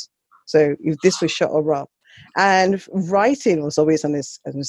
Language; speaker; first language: English; non-native, local second language; Yoruba